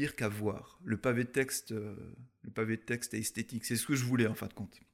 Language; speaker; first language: French; native; French